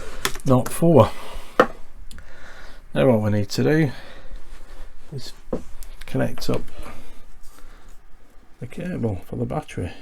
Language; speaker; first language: English; native; English